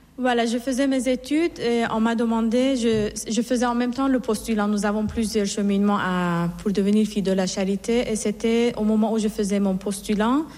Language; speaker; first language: French; non-native, fluent; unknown